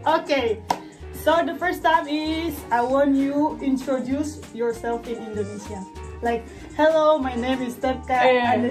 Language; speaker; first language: English; non-native, learner; Indonesian